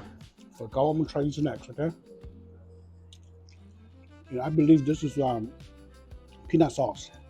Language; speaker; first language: English; early bilingual, heritage; Hmong